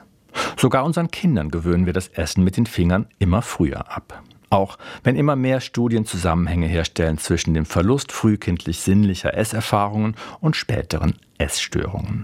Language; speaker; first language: German; native; German